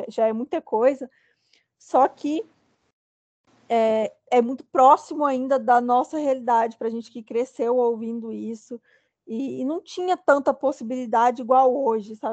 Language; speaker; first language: Portuguese; native; Portuguese